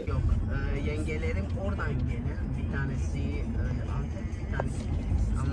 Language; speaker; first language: Turkish; early bilingual, heritage; Turkish